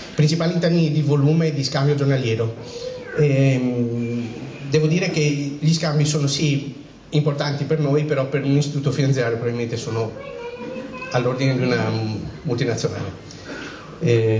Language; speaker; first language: Italian; native; Italian